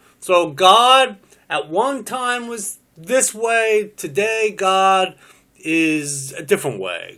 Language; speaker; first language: English; native; English